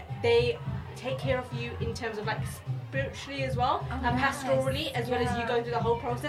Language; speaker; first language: English; native; English